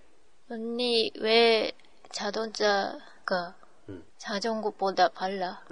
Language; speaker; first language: Korean; non-native, learner; Japanese